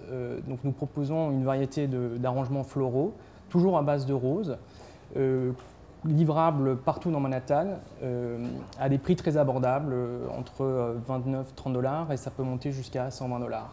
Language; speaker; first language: French; native; French